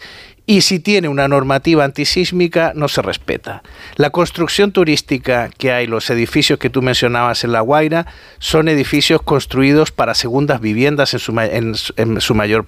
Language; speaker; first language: Spanish; native; Spanish